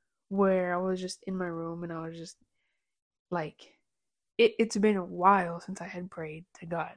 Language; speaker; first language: English; early bilingual, other home language; Spanish